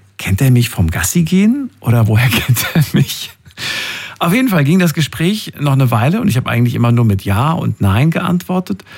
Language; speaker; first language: German; native; German